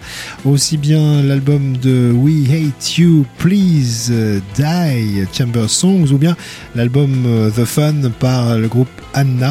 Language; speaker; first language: French; native; French